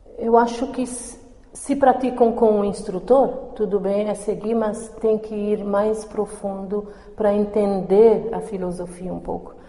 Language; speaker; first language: Portuguese; non-native, local second language; Kabuverdianu